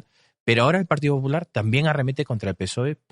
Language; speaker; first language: Spanish; native; Spanish